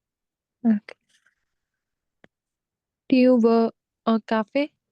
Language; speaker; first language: French; non-native, learner; English